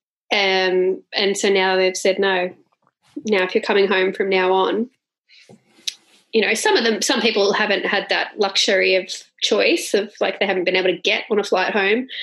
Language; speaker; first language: English; native; English